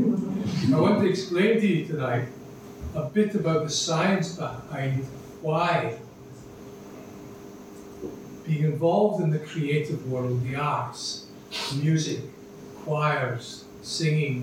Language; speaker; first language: English; native; English